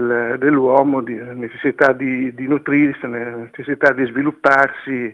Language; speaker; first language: Italian; native; Italian